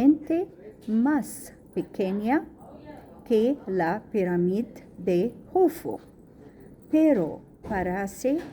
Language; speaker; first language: Spanish; non-native, learner; Arabic